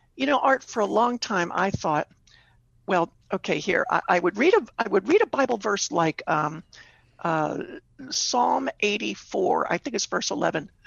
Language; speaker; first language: English; native; English